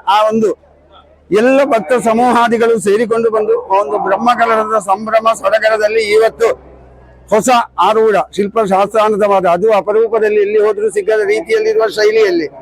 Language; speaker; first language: Kannada; native; Kannada